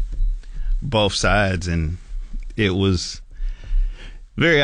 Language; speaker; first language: English; native; English